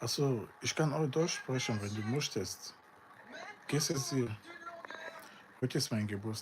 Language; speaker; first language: German; non-native, learner; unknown